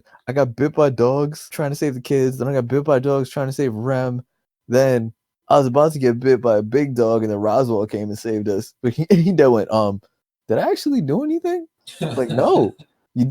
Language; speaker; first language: English; native; English